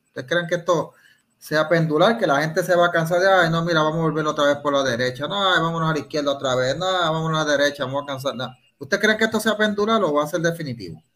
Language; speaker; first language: Spanish; native; Spanish